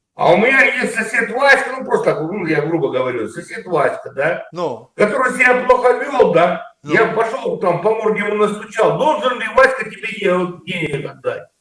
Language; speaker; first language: Russian; native; Russian